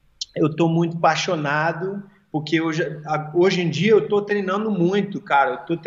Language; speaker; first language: Portuguese; early bilingual, heritage; English